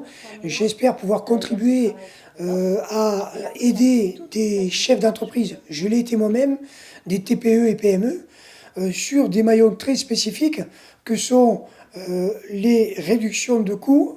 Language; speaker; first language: French; native; French